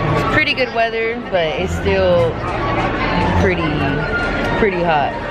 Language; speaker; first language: English; early bilingual, other home language; Spanish